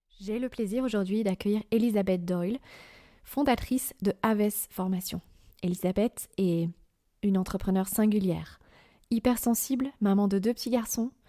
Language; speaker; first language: French; native; French